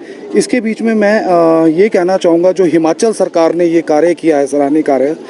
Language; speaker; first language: Hindi; native; Hindi